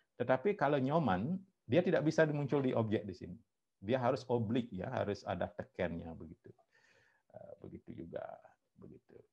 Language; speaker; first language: Indonesian; non-native, local second language; Balinese